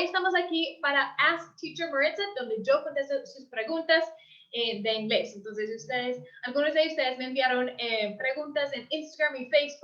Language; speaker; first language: Spanish; early bilingual, heritage; English